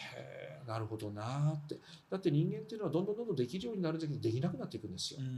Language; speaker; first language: Japanese; native; Japanese